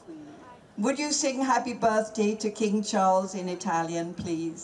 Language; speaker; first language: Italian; non-native, learner; English